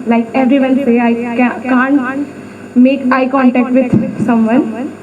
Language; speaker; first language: English; non-native, learner; Hindi